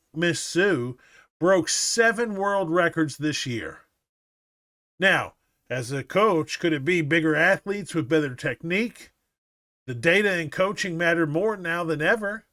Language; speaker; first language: English; native; English